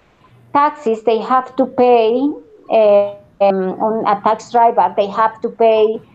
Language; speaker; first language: English; non-native, learner; Spanish